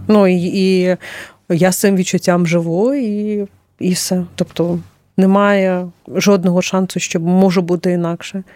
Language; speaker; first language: Ukrainian; non-native, local second language; Russian